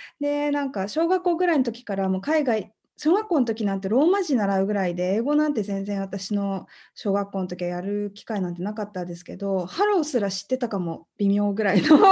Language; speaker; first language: Japanese; native; Japanese